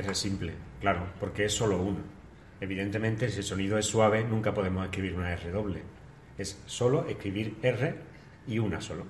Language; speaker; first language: Spanish; native; Spanish